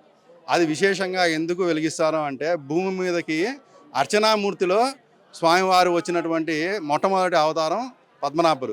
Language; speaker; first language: Telugu; native; Telugu